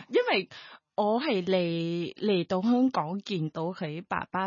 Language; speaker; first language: Cantonese; non-native, learner; Thai